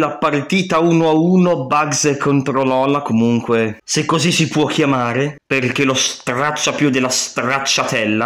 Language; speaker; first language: Italian; native; Italian